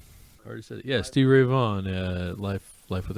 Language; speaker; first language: English; native; English